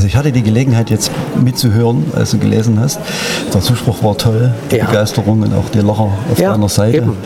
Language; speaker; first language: German; native; German